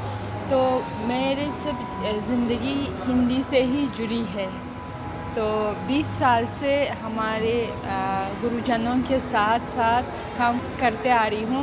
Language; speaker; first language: Hindi; non-native, fluent; Uzbek